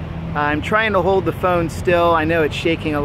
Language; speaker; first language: English; native; English